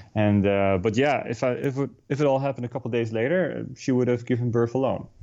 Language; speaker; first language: English; non-native, fluent; Dutch